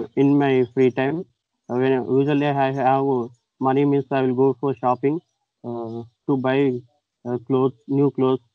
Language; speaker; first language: English; non-native, local second language; Telugu